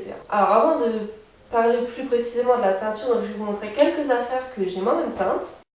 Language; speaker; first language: French; native; French